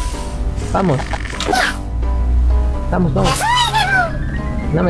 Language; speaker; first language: Spanish; native; Spanish